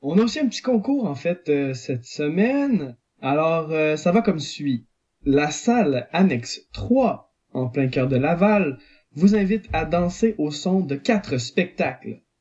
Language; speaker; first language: French; native; French